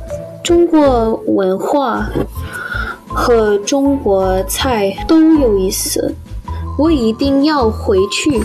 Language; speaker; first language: Chinese; non-native, learner; English